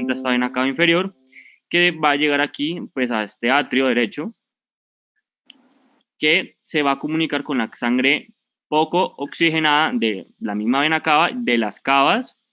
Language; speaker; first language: Spanish; native; Spanish